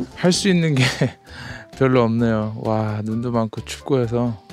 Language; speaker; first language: Korean; native; Korean